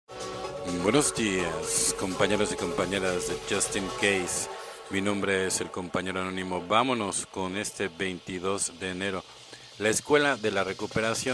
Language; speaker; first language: Spanish; native; Spanish